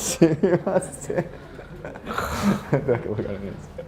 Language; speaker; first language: Japanese; non-native, fluent; English